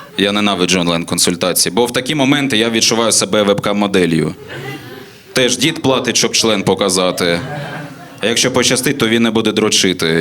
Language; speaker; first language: Ukrainian; non-native, local second language; Russian